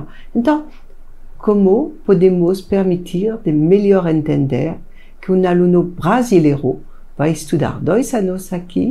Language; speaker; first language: Portuguese; non-native, fluent; French